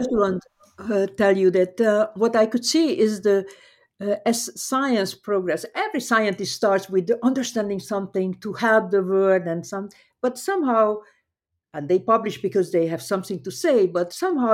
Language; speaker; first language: English; non-native, fluent; Hungarian